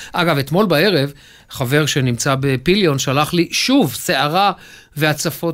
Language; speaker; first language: Hebrew; native; Hebrew